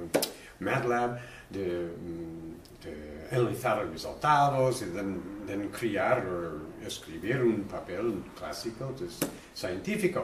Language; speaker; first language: Spanish; non-native, learner; English